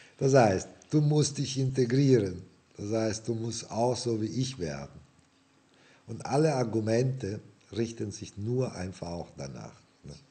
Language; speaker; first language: German; non-native, fluent; Italian